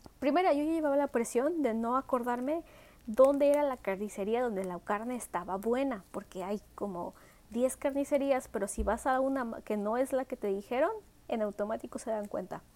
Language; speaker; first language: Spanish; early bilingual, heritage; Spanish